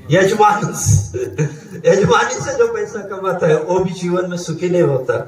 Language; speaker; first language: Hindi; non-native, local second language; Marathi